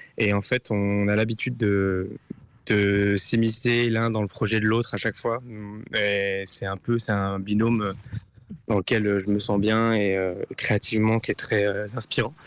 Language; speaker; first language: French; early bilingual, other home language; Turkish